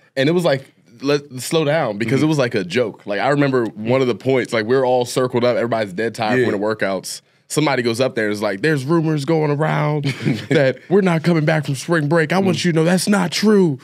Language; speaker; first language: English; native; English